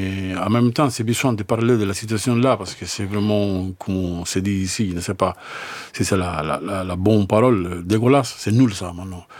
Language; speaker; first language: French; non-native, learner; Spanish